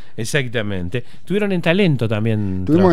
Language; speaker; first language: Spanish; native; Spanish